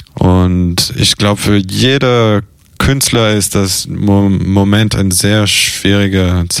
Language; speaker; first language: German; non-native, fluent; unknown